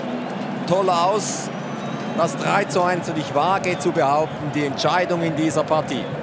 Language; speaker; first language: German; native; German